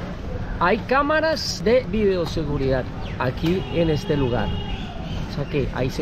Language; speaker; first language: Spanish; native; Spanish